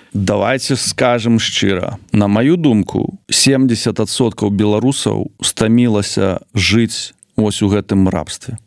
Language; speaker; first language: Belarusian; non-native, local second language; Russian